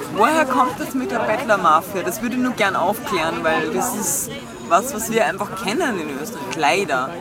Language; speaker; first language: German; native; German